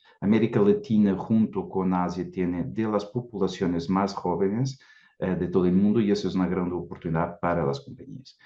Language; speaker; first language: Spanish; non-native, fluent; Portuguese